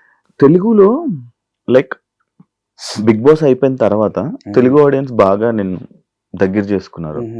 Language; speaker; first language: Telugu; native; Telugu